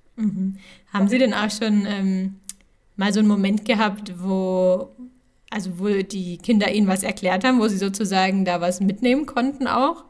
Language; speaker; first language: German; native; German